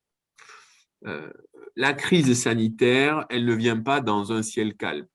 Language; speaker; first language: French; native; French